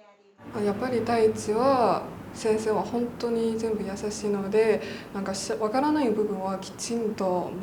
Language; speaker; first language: Japanese; non-native, fluent; Korean